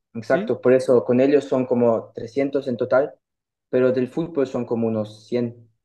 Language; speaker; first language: Spanish; early bilingual, heritage; German